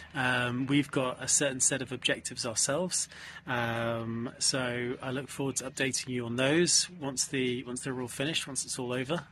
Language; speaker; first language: English; native; English